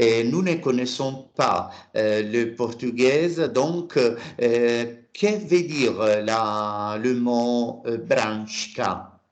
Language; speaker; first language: French; non-native, learner; Italian